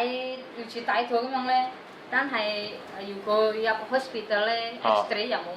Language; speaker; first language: Cantonese; non-native, learner; Indonesian